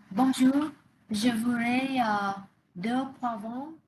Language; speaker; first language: French; non-native, learner; Vietnamese